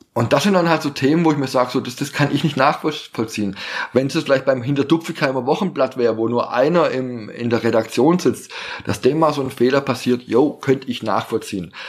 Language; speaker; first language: German; native; German